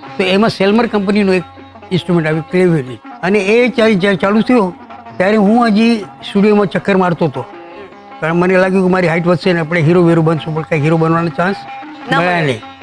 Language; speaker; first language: Gujarati; non-native, local second language; Kachhi